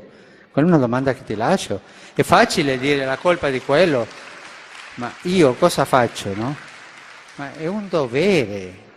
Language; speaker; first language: Italian; non-native, fluent; Spanish